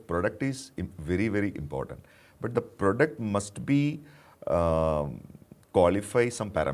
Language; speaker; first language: Hindi; non-native, local second language; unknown